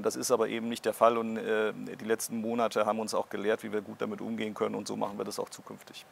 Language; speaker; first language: German; native; German